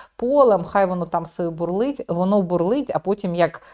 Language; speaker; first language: Ukrainian; native; Ukrainian